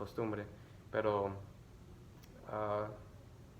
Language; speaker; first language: Spanish; early bilingual, other home language; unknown